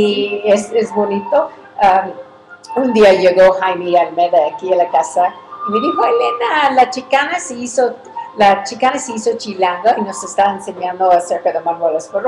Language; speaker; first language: Spanish; early bilingual, heritage; English